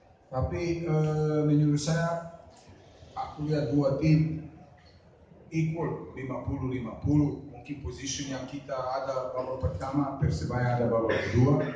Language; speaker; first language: Indonesian; non-native, fluent; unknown